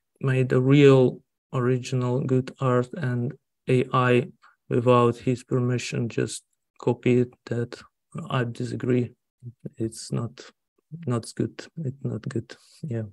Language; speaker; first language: English; non-native, learner; Russian